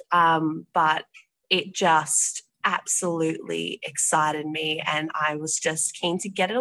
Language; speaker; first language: English; native; English